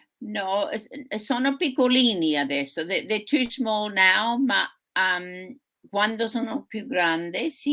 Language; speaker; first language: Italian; early bilingual, heritage; Sicilian